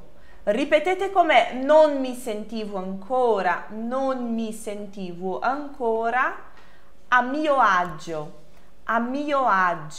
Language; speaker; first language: Italian; non-native, fluent; Portuguese